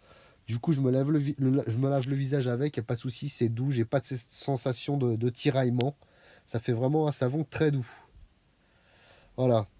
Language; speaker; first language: French; native; French